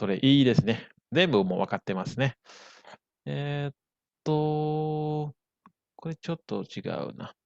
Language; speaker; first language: Japanese; non-native, fluent; Indonesian